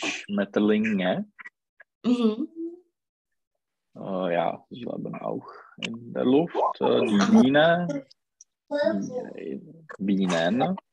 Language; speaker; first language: German; non-native, learner; Czech